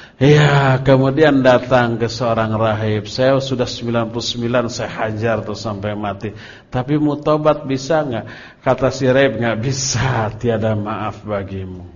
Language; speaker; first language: Indonesian; non-native, local second language; Sundanese